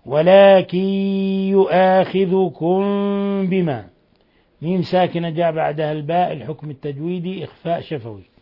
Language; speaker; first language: Arabic; native; Arabic